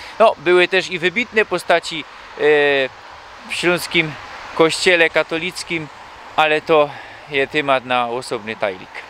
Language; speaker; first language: Polish; native; Polish